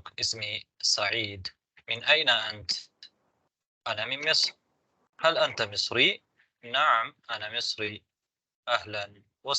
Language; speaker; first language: Arabic; non-native, fluent; Tamil